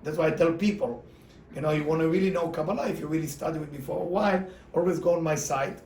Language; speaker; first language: English; non-native, fluent; Hebrew